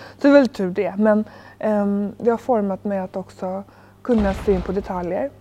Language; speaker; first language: Swedish; early bilingual, other home language; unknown